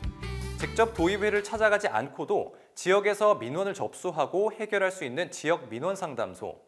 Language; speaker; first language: Korean; native; Korean